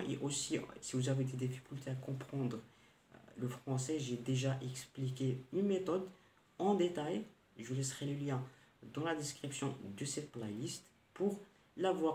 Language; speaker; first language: French; non-native, local second language; Arabic